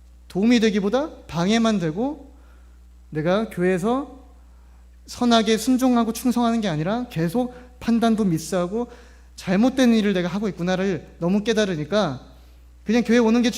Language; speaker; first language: Korean; native; Korean